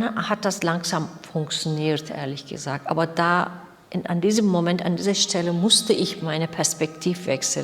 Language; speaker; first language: German; non-native, learner; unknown